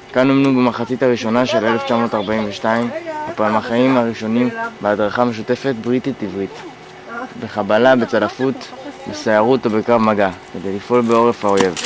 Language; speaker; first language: Hebrew; native; Hebrew